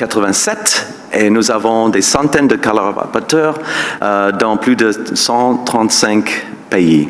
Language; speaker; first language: French; non-native, fluent; English